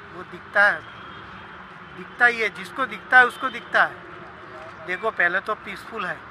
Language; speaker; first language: Hindi; non-native, local second language; Gujarati